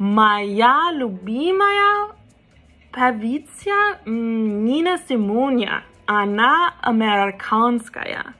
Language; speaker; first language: Russian; non-native, learner; English